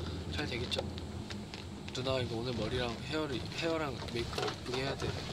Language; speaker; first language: Korean; native; Korean